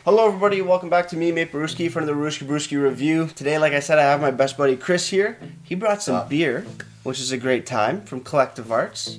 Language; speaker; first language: English; native; English